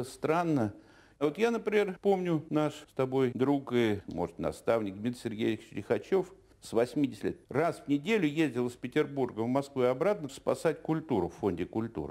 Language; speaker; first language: Russian; native; Russian